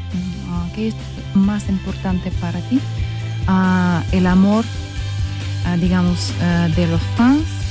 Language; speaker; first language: Spanish; non-native, learner; Russian